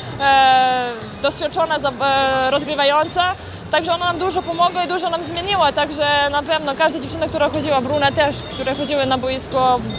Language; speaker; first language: Polish; non-native, learner; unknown